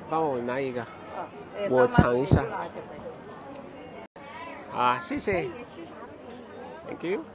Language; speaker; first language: Chinese; non-native, fluent; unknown